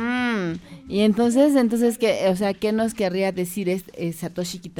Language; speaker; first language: Spanish; native; Spanish